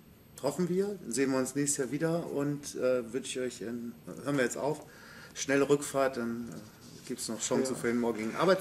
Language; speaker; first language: German; native; German